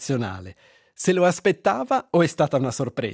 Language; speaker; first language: Italian; native; Italian